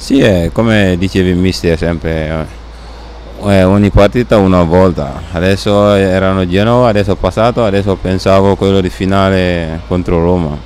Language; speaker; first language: Italian; non-native, learner; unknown